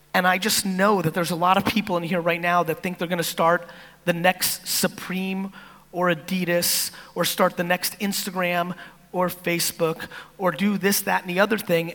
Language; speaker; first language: English; native; English